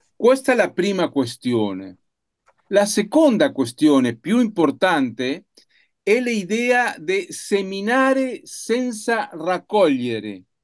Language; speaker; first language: Italian; non-native, learner; Spanish